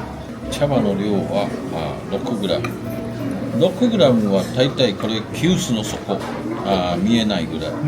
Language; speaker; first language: Japanese; non-native, learner; Chinese